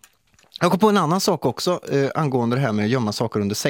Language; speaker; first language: Swedish; native; Swedish